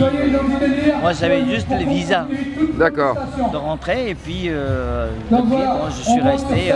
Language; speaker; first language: French; non-native, fluent; Nepali